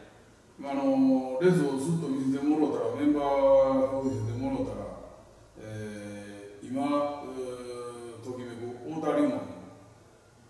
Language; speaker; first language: Japanese; native; Japanese